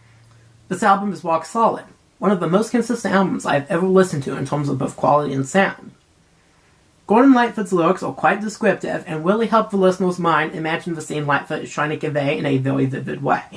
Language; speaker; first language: English; native; English